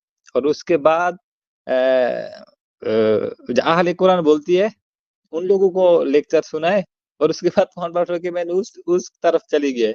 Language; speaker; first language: Hindi; non-native, learner; Bangla